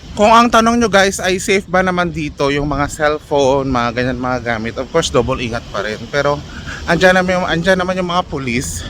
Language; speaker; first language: Filipino; native; Filipino